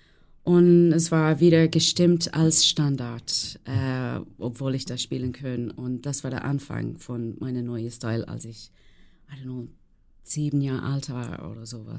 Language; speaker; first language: German; non-native, fluent; English